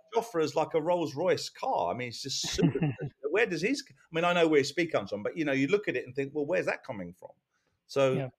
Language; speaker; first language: English; native; English